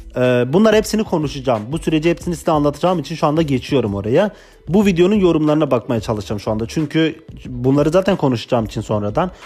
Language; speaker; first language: Turkish; non-native, local second language; Kurdish